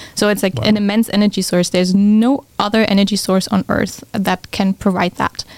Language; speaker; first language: English; non-native, fluent; German